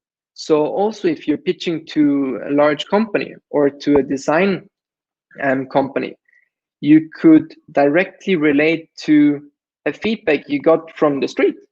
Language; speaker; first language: English; non-native, fluent; German